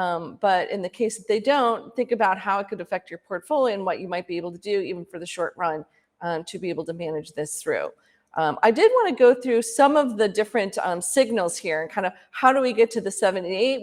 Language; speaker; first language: English; native; English